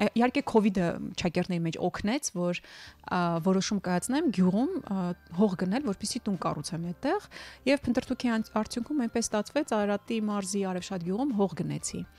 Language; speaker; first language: Armenian; native; Armenian